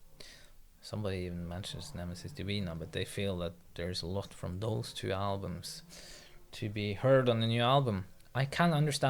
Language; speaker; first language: English; non-native, fluent; Norwegian